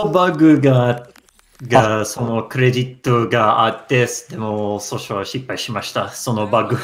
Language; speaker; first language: Japanese; non-native, learner; English